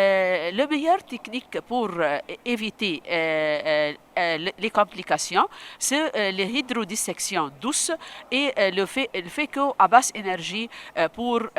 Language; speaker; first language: French; non-native, local second language; Arabic